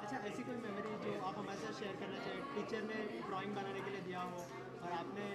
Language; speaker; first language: Hindi; native; Hindi